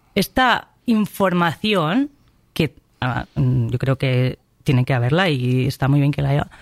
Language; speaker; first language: Spanish; non-native, local second language; Catalan